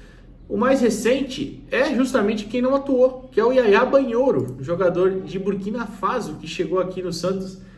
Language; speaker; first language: Portuguese; native; Portuguese